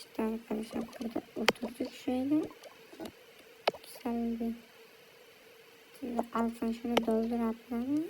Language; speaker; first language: Turkish; early bilingual, heritage; Turkish